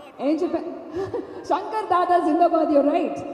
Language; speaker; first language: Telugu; non-native, fluent; Malayalam